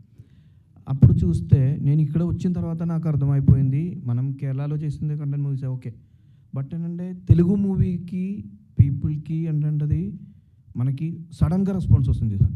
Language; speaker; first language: Telugu; non-native, local second language; Malayalam